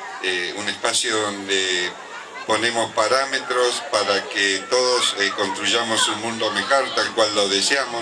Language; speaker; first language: Spanish; native; Spanish